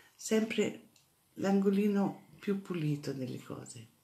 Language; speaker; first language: Italian; native; Italian